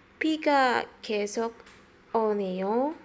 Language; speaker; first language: Korean; non-native, learner; Indonesian